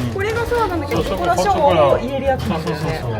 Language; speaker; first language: Japanese; native; Japanese